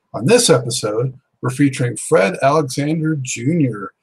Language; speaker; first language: English; native; English